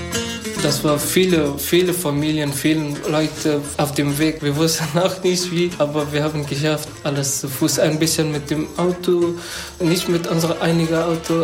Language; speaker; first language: German; non-native, learner; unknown